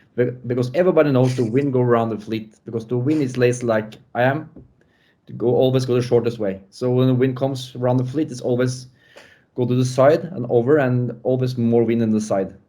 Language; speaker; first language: English; non-native, fluent; Norwegian